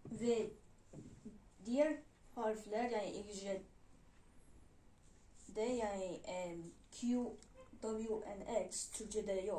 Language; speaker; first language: Turkish; non-native, learner; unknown